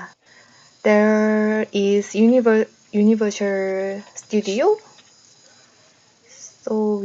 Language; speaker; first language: English; non-native, learner; Korean